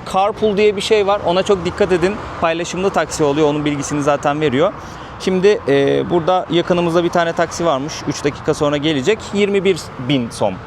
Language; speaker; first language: Turkish; native; Turkish